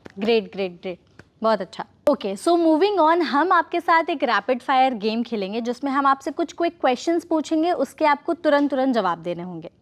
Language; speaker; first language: Hindi; native; Hindi